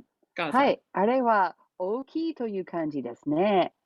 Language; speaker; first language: Japanese; non-native, learner; English